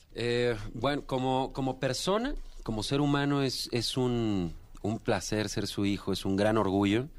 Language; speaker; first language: Spanish; native; Spanish